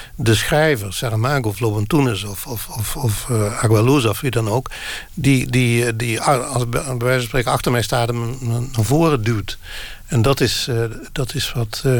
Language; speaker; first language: Dutch; non-native, local second language; Limburgish